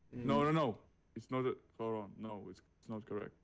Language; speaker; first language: English; non-native, learner; Russian